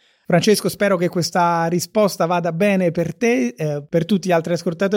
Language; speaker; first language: Italian; native; Italian